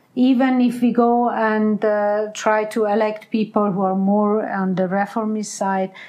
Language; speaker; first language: English; non-native, fluent; Persian